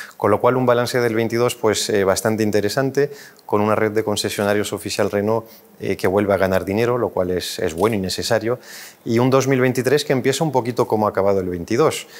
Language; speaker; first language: Spanish; non-native, fluent; French